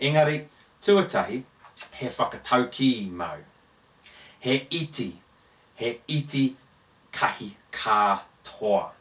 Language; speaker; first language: Māori; non-native, learner; English